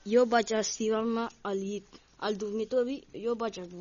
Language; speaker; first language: Catalan; non-native, learner; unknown